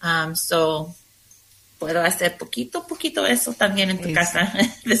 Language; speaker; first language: Spanish; non-native, learner; English